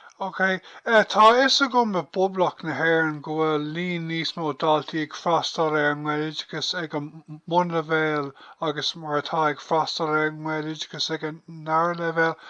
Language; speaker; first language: Irish; non-native, local second language; English